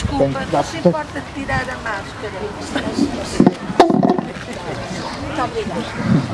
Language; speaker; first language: Portuguese; non-native, fluent; German